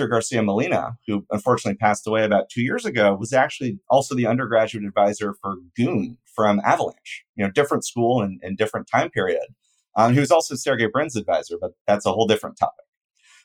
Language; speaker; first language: English; native; English